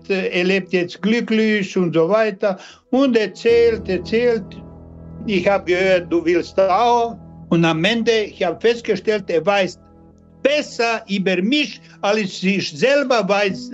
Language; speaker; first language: German; non-native, learner; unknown